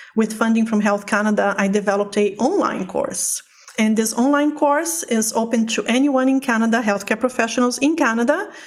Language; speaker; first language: English; non-native, fluent; Portuguese